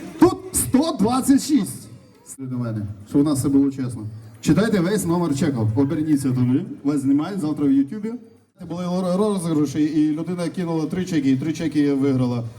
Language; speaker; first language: Ukrainian; native; Ukrainian